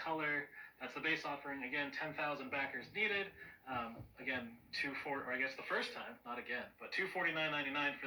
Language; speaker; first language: English; native; English